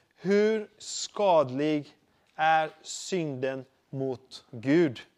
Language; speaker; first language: Swedish; non-native, fluent; Portuguese